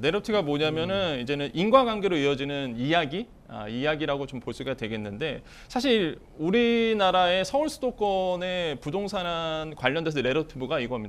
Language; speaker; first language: Korean; native; Korean